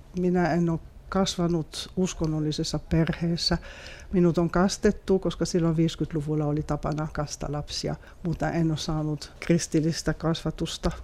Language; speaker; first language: Finnish; non-native, fluent; French